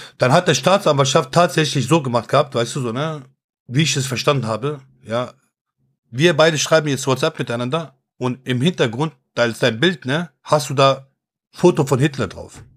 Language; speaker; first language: German; early bilingual, other home language; Kurdish